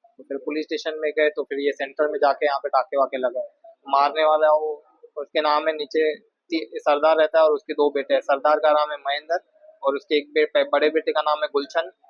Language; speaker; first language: Hindi; native; Hindi